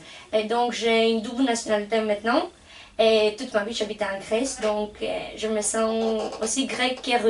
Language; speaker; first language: French; non-native, fluent; Greek